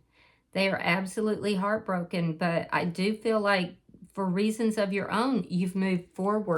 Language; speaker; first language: English; native; English